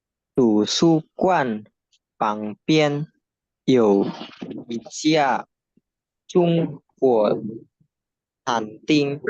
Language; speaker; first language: Chinese; non-native, learner; Indonesian